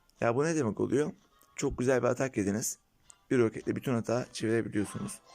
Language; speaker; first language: Turkish; native; Turkish